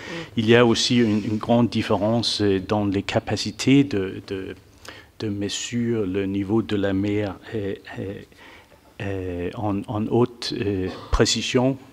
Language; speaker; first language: French; non-native, fluent; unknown